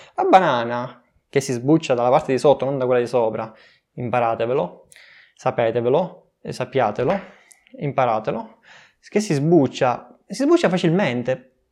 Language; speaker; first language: Italian; native; Italian